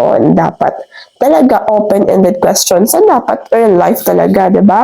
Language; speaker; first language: Filipino; native; Filipino